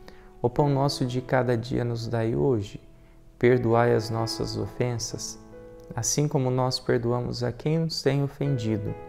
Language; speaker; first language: Portuguese; native; Portuguese